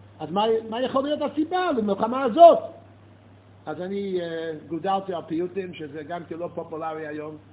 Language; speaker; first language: Hebrew; non-native, fluent; English